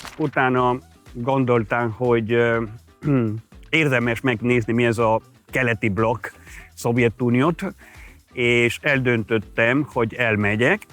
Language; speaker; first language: Hungarian; non-native, fluent; Spanish